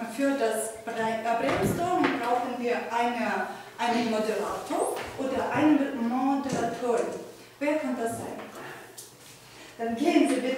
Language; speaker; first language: German; non-native, fluent; Ukrainian